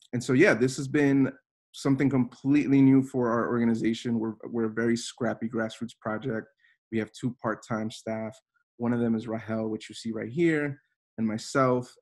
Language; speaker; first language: English; native; English